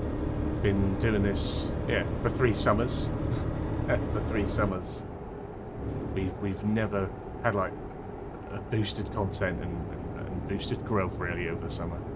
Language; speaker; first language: English; native; English